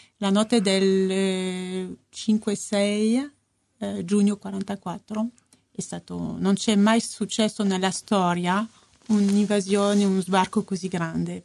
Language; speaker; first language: Italian; non-native, fluent; French